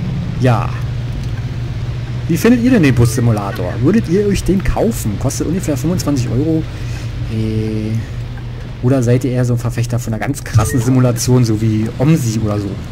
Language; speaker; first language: German; native; German